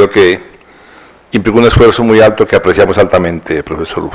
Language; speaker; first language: Spanish; native; Spanish